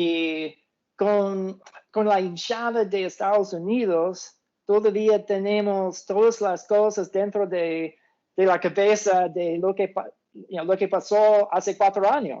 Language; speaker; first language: Spanish; non-native, fluent; English